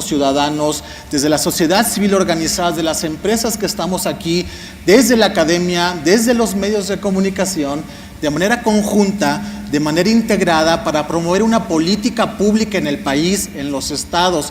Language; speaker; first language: Spanish; native; Spanish